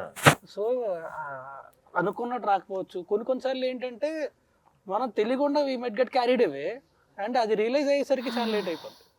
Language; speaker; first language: Telugu; native; Telugu